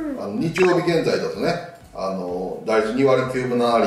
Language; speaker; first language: Japanese; native; Japanese